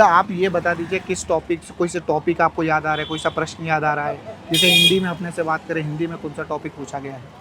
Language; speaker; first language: Hindi; native; Hindi